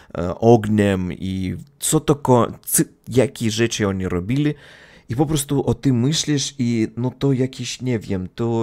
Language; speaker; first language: Polish; non-native, learner; Russian